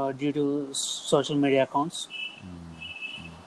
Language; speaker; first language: English; non-native, local second language; Telugu